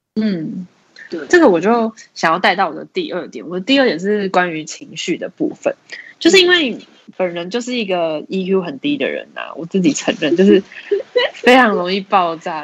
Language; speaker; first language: Chinese; native; Chinese